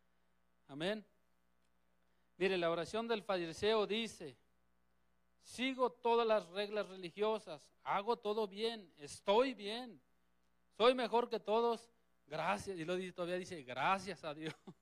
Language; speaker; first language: Spanish; native; Spanish